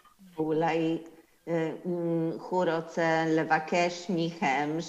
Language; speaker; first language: Hebrew; non-native, learner; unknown